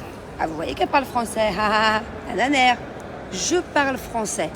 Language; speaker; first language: French; native; French